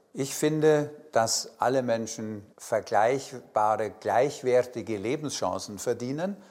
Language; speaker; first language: German; native; German